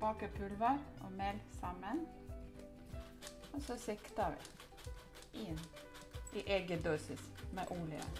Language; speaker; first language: Norwegian; non-native, learner; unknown